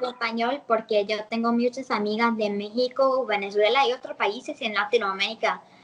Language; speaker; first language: Spanish; non-native, learner; English